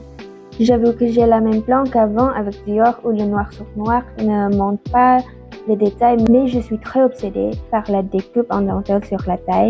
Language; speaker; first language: French; non-native, learner; Indonesian